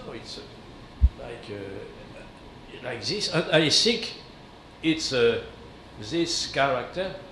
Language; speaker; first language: English; non-native, learner; French